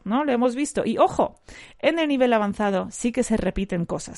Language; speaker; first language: Spanish; native; Spanish